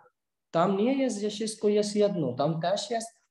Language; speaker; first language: Polish; non-native, learner; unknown